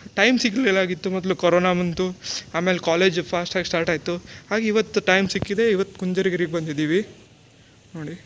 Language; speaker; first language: Kannada; native; Kannada